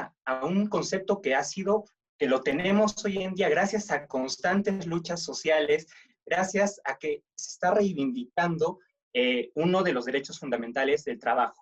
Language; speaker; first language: Spanish; native; Spanish